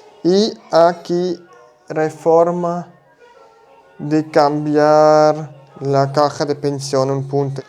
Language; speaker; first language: Spanish; non-native, learner; German